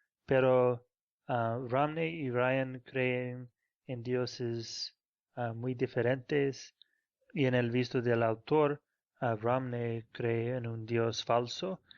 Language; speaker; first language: Spanish; non-native, fluent; English